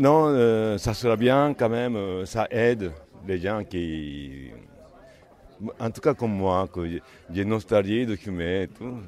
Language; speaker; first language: French; non-native, learner; Japanese